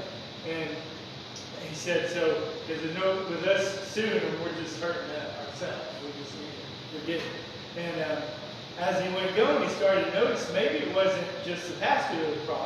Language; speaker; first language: English; native; English